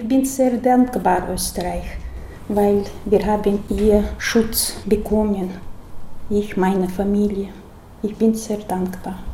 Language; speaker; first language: German; non-native, learner; Chechen